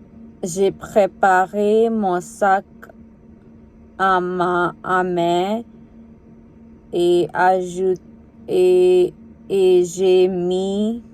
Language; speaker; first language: French; non-native, learner; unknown